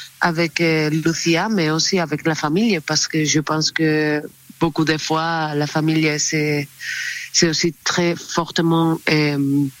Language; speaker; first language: French; non-native, learner; Spanish